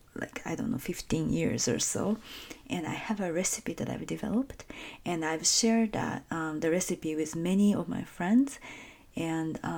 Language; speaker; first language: English; non-native, fluent; Japanese